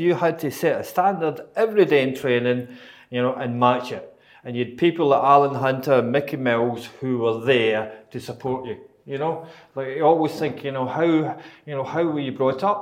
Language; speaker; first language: English; native; English